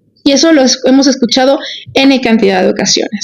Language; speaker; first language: Spanish; native; Spanish